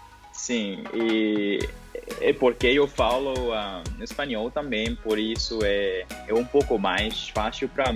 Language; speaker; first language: Portuguese; non-native, learner; Spanish